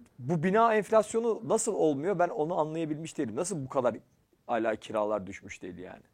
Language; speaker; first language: Turkish; native; Turkish